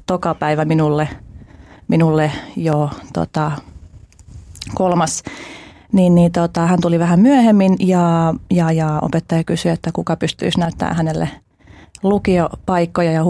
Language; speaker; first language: Finnish; early bilingual, other home language; Albanian